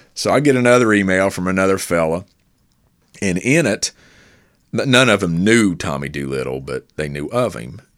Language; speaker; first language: English; native; English